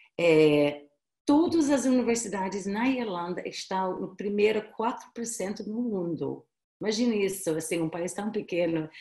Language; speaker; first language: Portuguese; non-native, fluent; English